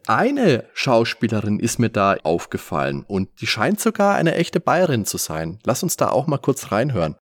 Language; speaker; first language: German; native; German